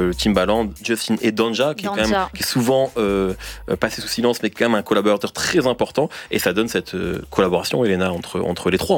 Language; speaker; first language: French; native; French